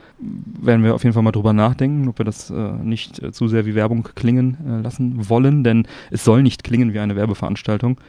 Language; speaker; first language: German; native; German